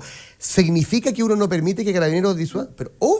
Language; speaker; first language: Spanish; native; Spanish